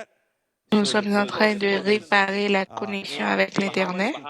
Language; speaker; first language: French; non-native, fluent; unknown